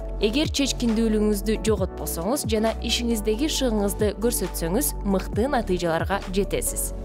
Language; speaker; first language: Kyrgyz; native; Kyrgyz